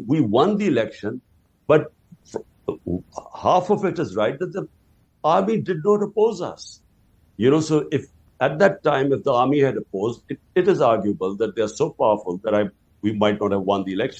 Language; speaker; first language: English; non-native, local second language; Urdu